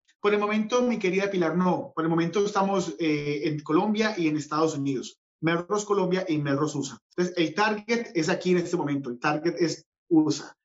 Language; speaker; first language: Spanish; native; Spanish